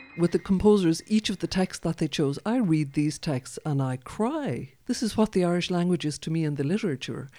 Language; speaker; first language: English; non-native, local second language; Irish